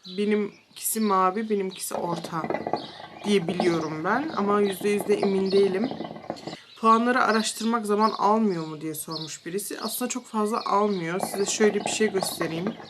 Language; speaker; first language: Turkish; early bilingual, heritage; Turkish